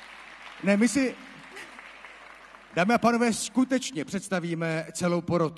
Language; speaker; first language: Czech; native; Czech